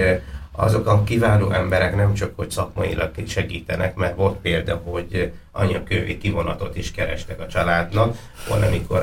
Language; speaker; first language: Hungarian; non-native, fluent; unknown